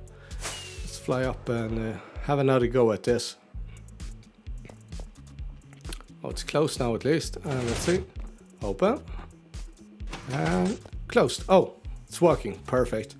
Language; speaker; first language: English; native; English